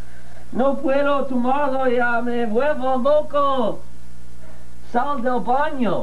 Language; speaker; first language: Spanish; non-native, learner; English